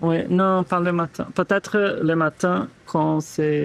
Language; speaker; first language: French; non-native, fluent; Portuguese